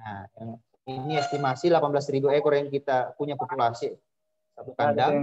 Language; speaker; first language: Indonesian; native; Indonesian